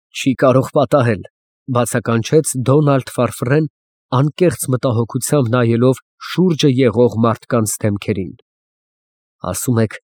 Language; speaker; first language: Armenian; native; Armenian